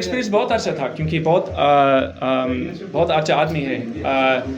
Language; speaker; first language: Hindi; non-native, learner; English